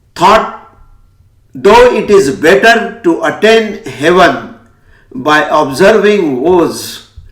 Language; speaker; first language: English; non-native, local second language; Hindi